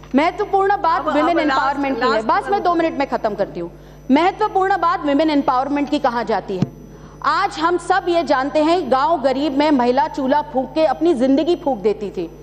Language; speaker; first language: Hindi; non-native, local second language; Marathi